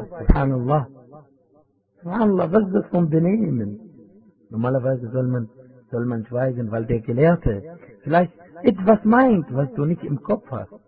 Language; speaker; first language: German; non-native, fluent; Arabic